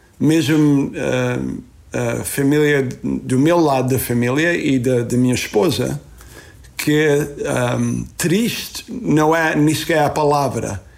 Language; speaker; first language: Portuguese; early bilingual, heritage; Portuguese